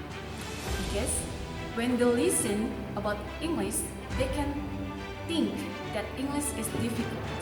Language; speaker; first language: English; non-native, learner; Indonesian